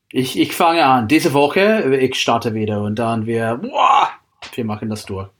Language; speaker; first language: German; non-native, fluent; English